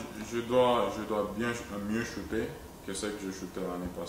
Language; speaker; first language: French; non-native, local second language; Swahili